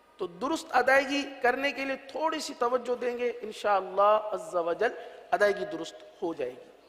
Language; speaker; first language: Urdu; native; Urdu